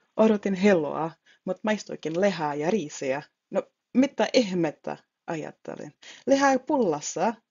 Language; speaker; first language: Finnish; non-native, fluent; Czech